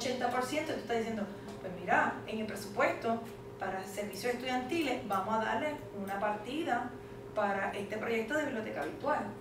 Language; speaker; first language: Spanish; native; Spanish